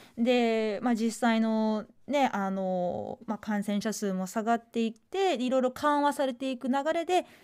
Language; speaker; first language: Japanese; native; Japanese